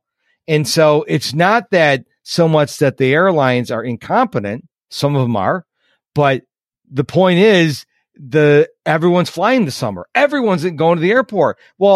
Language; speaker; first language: English; native; English